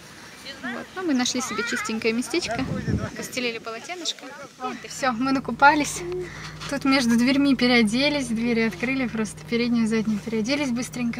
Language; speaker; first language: Russian; native; Russian